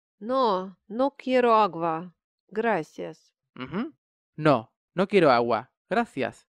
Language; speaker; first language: Spanish; non-native, fluent; Russian